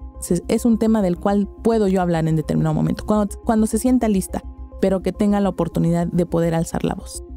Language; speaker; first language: Spanish; native; Spanish